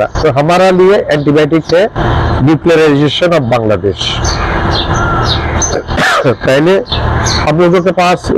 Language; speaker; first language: Hindi; non-native, learner; Bangla